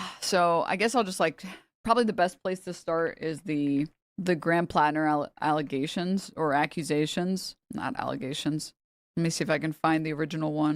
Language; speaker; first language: English; native; English